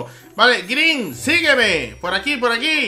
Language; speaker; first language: Spanish; native; Spanish